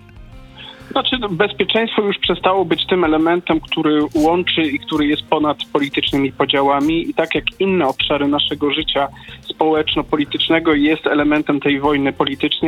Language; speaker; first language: Polish; native; Polish